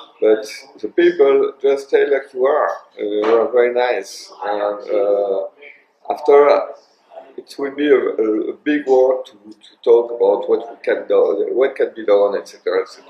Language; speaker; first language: English; non-native, learner; French